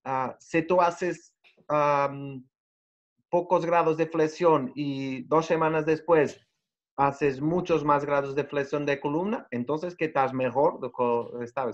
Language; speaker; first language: Spanish; non-native, learner; Portuguese